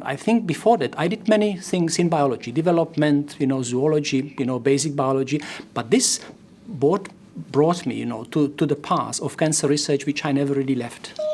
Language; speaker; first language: English; non-native, fluent; Czech